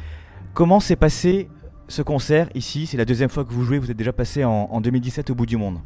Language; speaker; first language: French; native; French